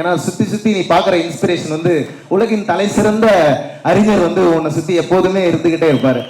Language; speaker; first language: Tamil; native; Tamil